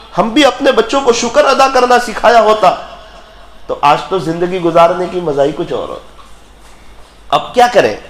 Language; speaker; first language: Urdu; non-native, local second language; Gujarati